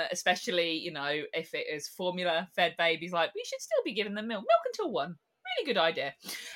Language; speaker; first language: English; native; English